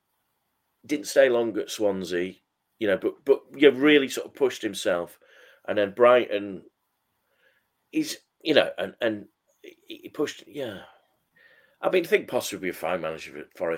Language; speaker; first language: English; native; English